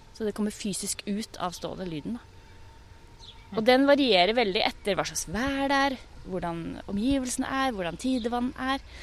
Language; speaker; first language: Norwegian; native; Norwegian